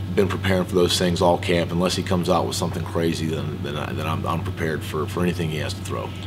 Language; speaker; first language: English; native; English